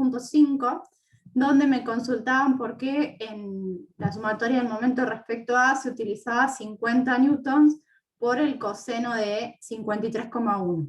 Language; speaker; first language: Spanish; native; Spanish